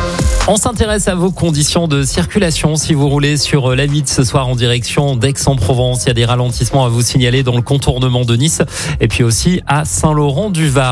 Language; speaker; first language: French; native; French